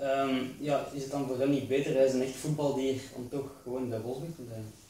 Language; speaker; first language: Dutch; native; Dutch